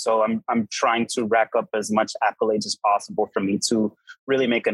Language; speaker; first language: English; native; English